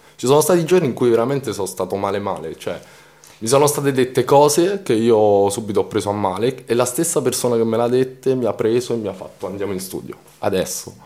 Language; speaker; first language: Italian; early bilingual, other home language; Romanian